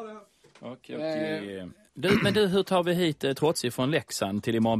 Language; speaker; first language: Swedish; native; Swedish